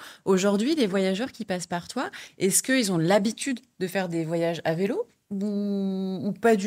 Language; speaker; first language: French; native; French